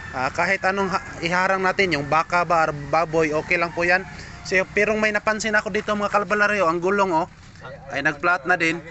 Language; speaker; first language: Filipino; native; Filipino